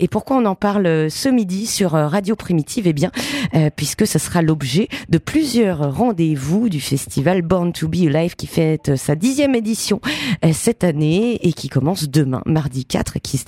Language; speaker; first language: French; native; French